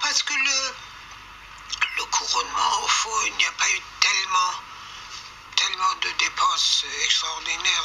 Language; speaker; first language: French; non-native, fluent; Persian